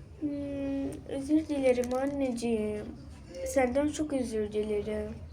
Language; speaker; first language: Turkish; early bilingual, other home language; Arabic